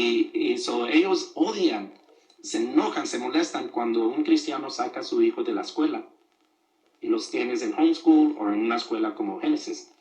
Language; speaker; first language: Spanish; early bilingual, other home language; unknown